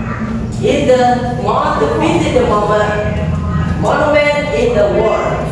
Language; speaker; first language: English; non-native, learner; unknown